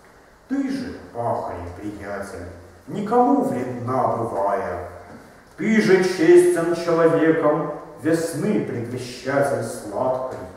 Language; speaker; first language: Russian; native; Russian